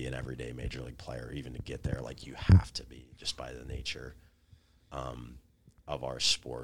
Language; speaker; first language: English; native; English